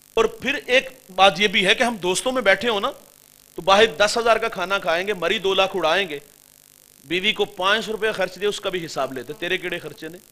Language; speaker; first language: Urdu; non-native, local second language; Punjabi